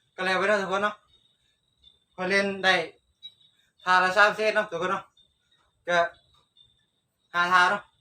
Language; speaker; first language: Thai; non-native, local second language; Northeastern Thai